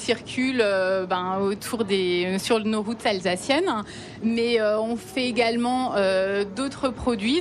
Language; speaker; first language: French; native; French